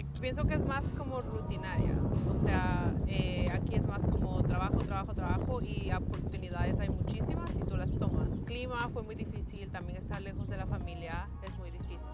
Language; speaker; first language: Spanish; native; Spanish